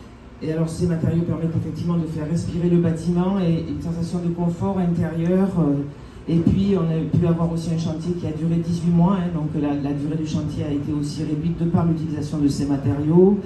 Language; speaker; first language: French; native; French